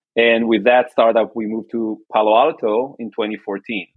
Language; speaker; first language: English; non-native, fluent; Hebrew